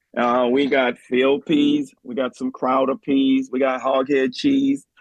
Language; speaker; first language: English; native; English